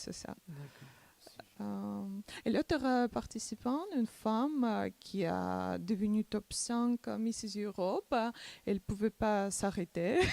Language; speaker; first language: French; non-native, learner; Macedonian